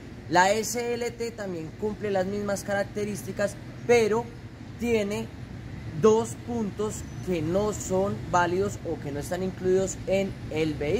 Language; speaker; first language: Spanish; native; Spanish